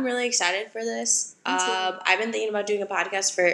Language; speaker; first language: English; native; English